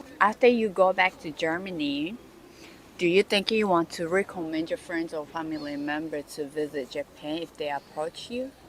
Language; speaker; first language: English; non-native, learner; Japanese